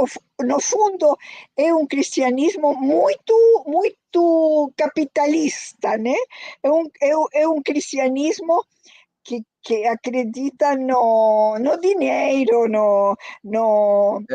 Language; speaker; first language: Portuguese; non-native, fluent; Spanish